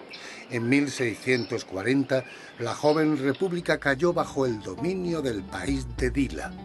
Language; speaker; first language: Spanish; native; Spanish